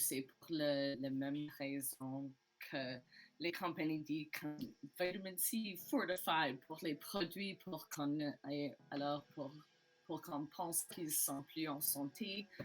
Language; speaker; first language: French; non-native, learner; English